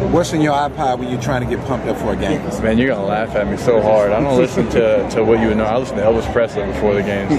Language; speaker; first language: English; native; English